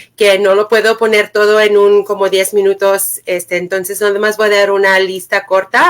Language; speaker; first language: Spanish; early bilingual, other home language; English